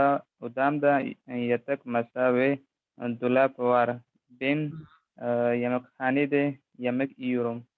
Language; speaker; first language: Turkish; non-native, learner; Urdu